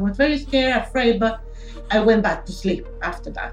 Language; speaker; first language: English; non-native, fluent; Spanish